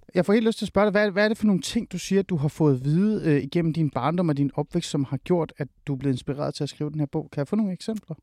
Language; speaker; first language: Danish; early bilingual, other home language; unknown